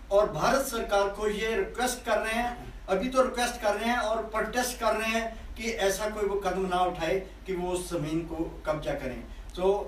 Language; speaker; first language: Hindi; non-native, local second language; Punjabi